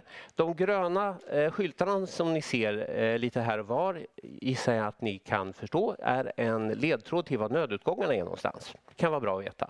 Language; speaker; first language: Swedish; native; Swedish